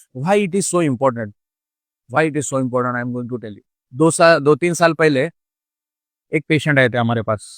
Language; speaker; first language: Hindi; non-native, local second language; Marathi